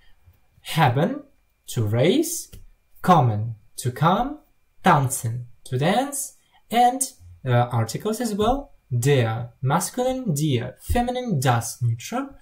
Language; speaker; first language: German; non-native, learner; Russian